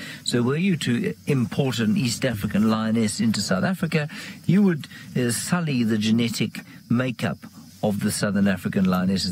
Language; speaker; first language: English; native; English